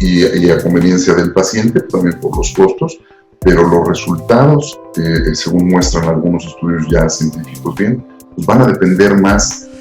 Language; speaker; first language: Spanish; native; Spanish